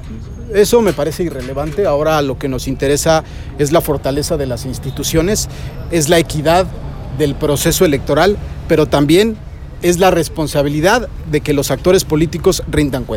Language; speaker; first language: Spanish; native; Spanish